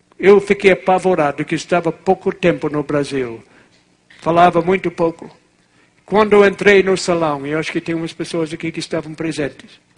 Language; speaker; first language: Portuguese; non-native, fluent; English